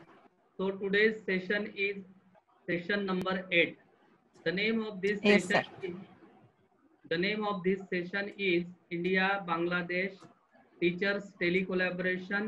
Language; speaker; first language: English; non-native, local second language; Marathi